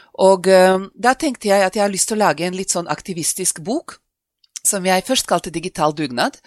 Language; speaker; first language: Norwegian; non-native, fluent; Serbian